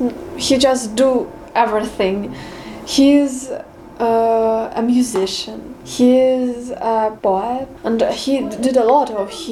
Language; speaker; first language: English; non-native, learner; Ukrainian